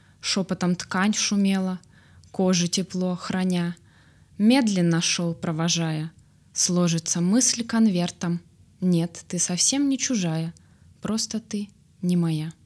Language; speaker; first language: Russian; native; Russian